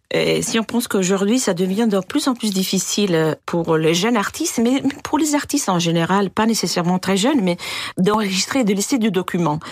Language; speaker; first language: French; non-native, fluent; Italian